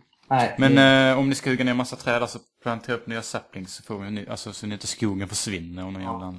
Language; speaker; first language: Swedish; native; Swedish